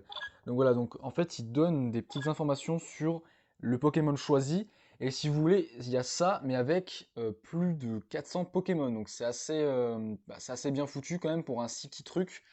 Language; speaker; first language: French; native; French